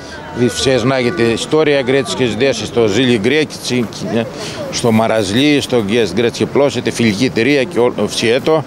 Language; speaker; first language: Russian; non-native, learner; Greek